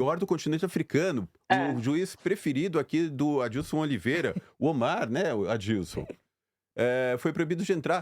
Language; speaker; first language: Portuguese; native; Portuguese